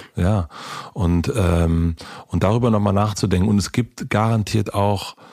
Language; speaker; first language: German; native; German